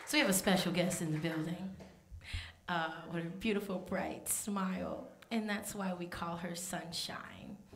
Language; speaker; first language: English; native; English